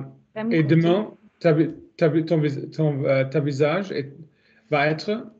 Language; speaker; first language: French; non-native, learner; German